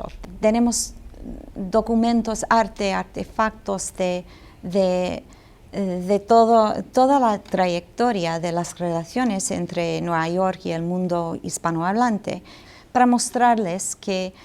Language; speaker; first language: Spanish; non-native, fluent; English